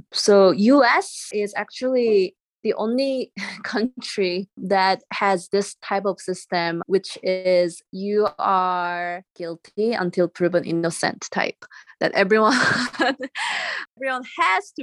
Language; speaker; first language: English; non-native, fluent; Korean